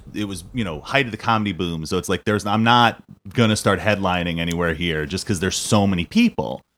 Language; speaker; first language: English; native; English